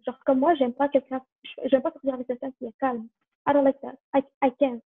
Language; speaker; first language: French; early bilingual, heritage; French